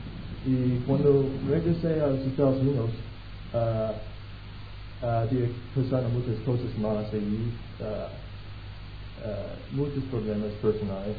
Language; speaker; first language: Spanish; non-native, fluent; English